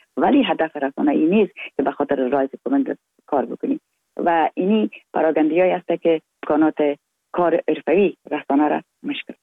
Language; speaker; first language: Persian; native; Persian